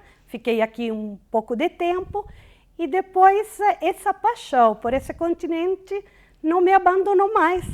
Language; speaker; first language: Portuguese; non-native, fluent; Italian